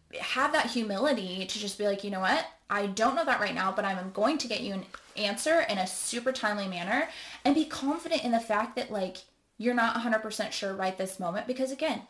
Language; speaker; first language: English; native; English